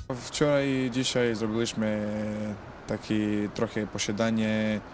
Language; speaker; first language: Polish; non-native, learner; Croatian